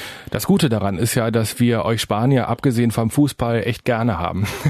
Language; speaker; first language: German; native; German